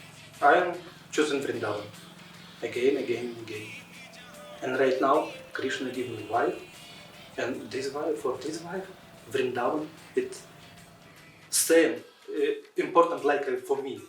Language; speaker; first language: English; non-native, learner; Russian